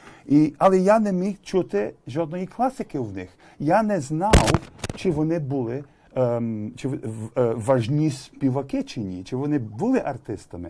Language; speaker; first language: Ukrainian; early bilingual, heritage; English